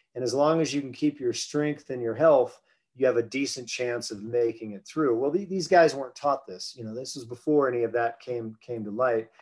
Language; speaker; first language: English; native; English